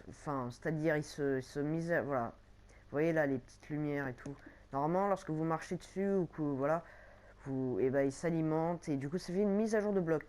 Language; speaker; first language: French; native; French